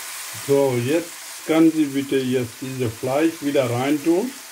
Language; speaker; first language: German; non-native, learner; Urdu